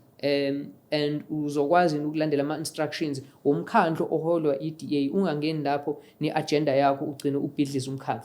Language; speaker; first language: Zulu; non-native, local second language; English